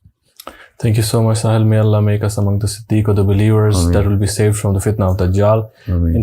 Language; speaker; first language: English; non-native, local second language; Urdu